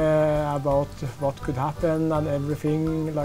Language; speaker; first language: English; non-native, fluent; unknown